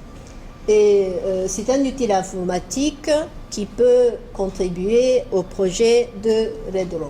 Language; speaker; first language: French; non-native, fluent; Japanese